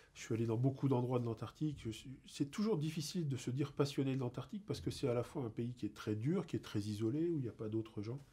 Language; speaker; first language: French; native; French